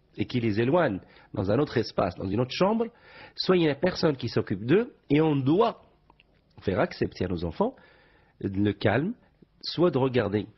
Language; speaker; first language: French; non-native, local second language; Arabic